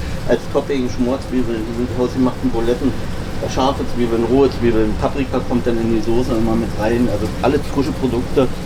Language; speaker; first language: German; native; German